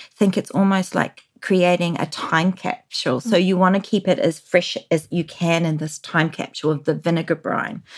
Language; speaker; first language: English; native; English